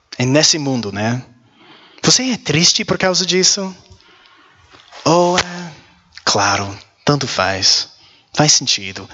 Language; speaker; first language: Portuguese; non-native, learner; English